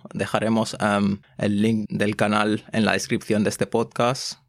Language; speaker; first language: Spanish; native; Spanish